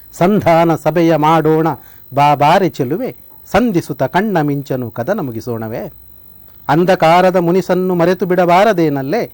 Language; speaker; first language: Kannada; non-native, local second language; Tulu